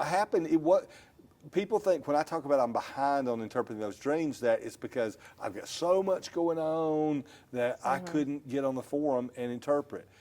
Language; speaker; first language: English; native; English